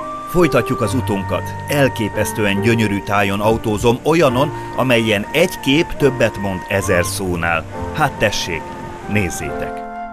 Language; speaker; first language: Hungarian; native; Hungarian